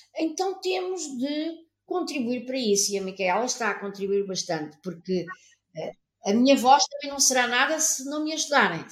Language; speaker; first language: Portuguese; native; Portuguese